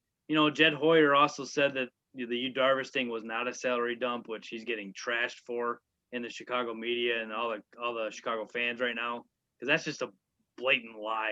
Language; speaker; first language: English; native; English